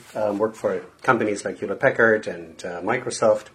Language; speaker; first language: English; non-native, fluent; German